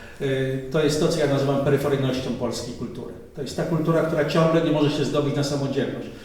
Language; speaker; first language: Polish; native; Polish